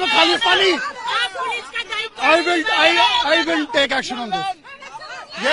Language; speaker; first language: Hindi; non-native, local second language; Punjabi